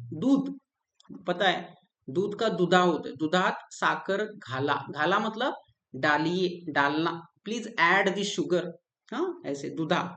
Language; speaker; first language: Hindi; non-native, local second language; Marathi